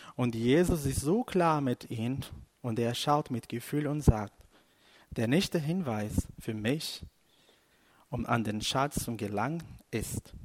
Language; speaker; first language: German; non-native, fluent; Portuguese